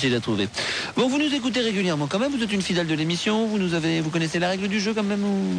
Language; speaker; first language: French; native; French